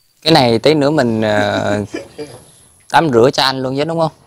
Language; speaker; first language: Vietnamese; native; Vietnamese